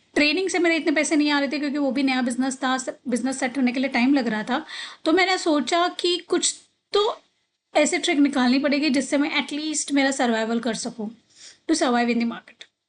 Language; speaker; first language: Hindi; non-native, local second language; Marathi